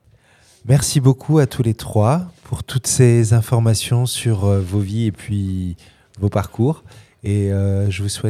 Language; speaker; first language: French; native; French